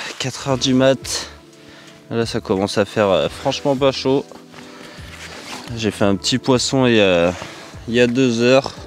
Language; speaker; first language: French; native; French